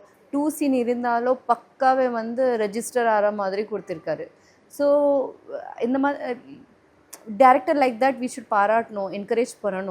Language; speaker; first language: Tamil; non-native, learner; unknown